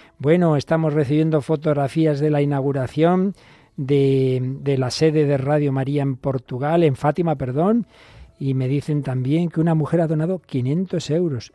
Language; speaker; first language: Spanish; native; Spanish